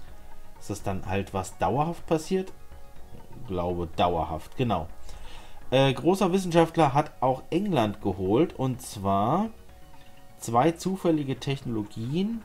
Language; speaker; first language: German; native; German